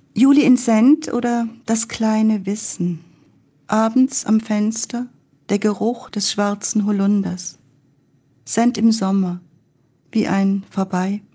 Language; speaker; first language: German; native; German